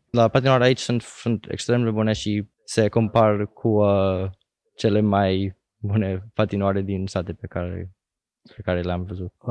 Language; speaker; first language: Romanian; early bilingual, heritage; Romanian